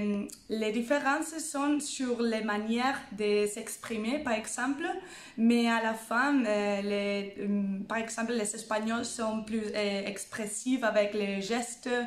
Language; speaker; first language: French; non-native, fluent; Spanish